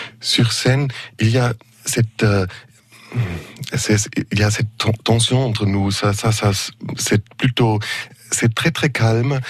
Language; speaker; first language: French; non-native, fluent; German